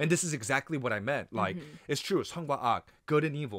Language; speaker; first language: English; native; English